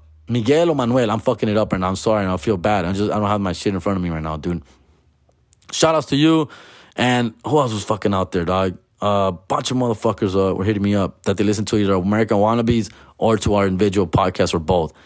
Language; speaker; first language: English; early bilingual, other home language; Spanish